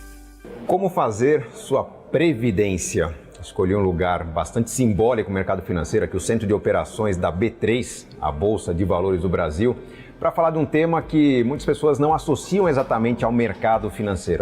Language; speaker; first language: Portuguese; native; Portuguese